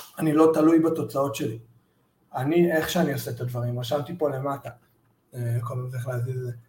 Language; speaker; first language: Hebrew; early bilingual, heritage; Hebrew